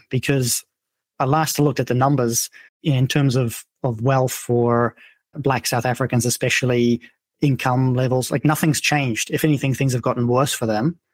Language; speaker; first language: English; non-native, fluent; Dutch